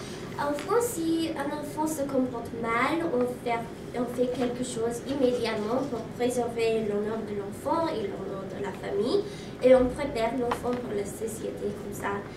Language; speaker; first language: French; non-native, learner; English